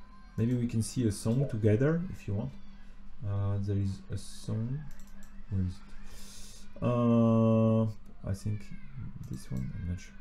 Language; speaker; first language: English; non-native, fluent; French